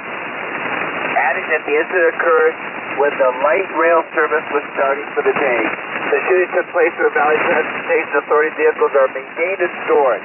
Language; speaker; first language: English; native; English